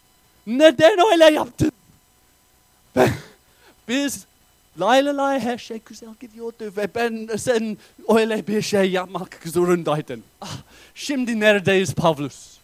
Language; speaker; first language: Turkish; non-native, fluent; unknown